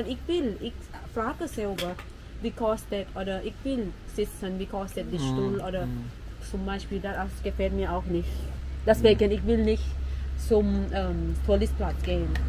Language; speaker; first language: German; non-native, learner; Thai